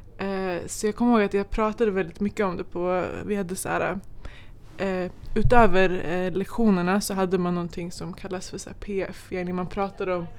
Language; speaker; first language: Swedish; early bilingual, other home language; Persian